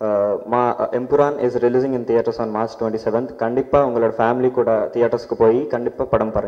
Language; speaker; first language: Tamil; non-native, learner; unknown